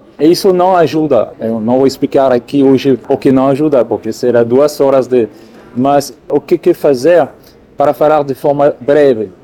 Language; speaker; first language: Portuguese; non-native, fluent; French